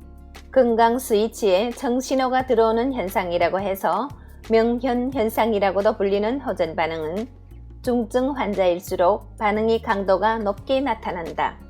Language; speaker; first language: Korean; native; Korean